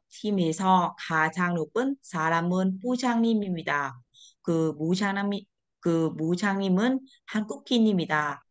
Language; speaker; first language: Korean; non-native, learner; Vietnamese